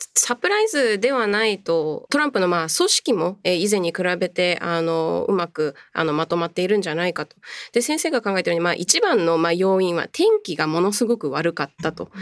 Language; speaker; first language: Japanese; early bilingual, heritage; Japanese